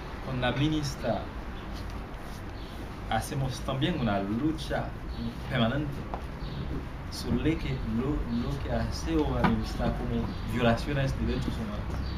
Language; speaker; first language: Spanish; non-native, learner; Haitian Creole